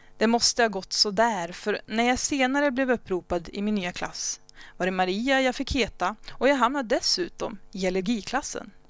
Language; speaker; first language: Swedish; early bilingual, other home language; Spanish